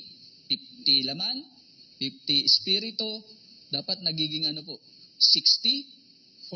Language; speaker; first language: Filipino; native; Filipino